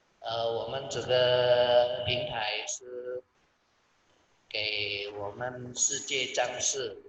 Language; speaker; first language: Chinese; non-native, local second language; Indonesian